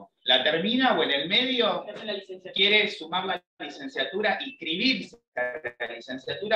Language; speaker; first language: Spanish; native; Spanish